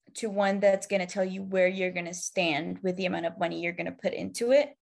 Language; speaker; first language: English; non-native, fluent; Arabic